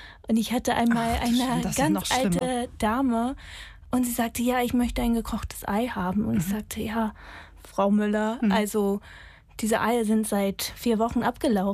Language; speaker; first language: German; non-native, fluent; English